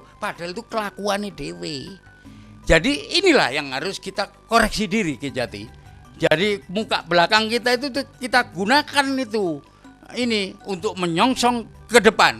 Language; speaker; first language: Indonesian; native; Indonesian